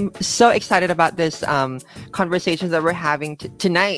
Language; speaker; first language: English; non-native, local second language; Filipino